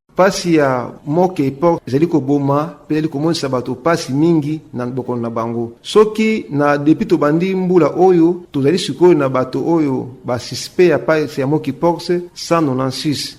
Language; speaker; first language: Lingala; native; Lingala